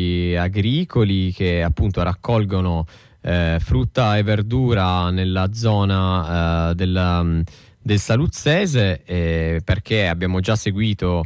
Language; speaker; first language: Italian; native; Italian